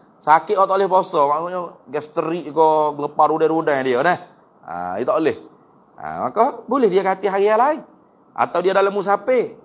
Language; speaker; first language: Malay; native; Malay